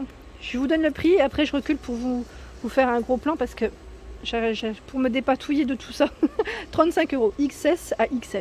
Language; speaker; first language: French; native; French